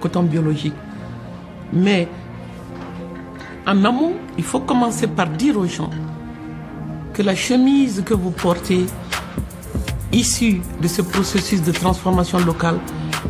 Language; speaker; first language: French; non-native, local second language; Bambara